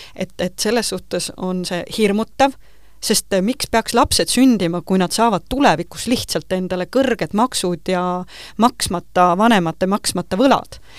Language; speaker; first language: Estonian; native; Estonian